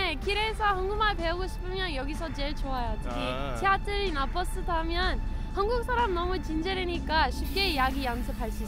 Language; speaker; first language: Korean; non-native, learner; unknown